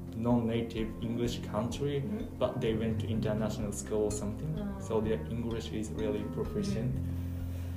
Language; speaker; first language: English; non-native, fluent; Japanese